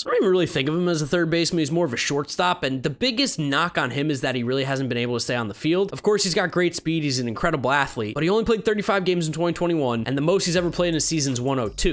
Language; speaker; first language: English; native; English